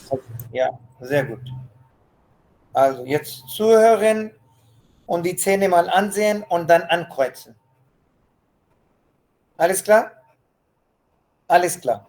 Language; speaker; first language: German; non-native, fluent; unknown